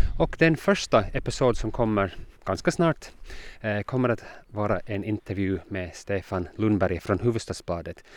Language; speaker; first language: Swedish; non-native, fluent; English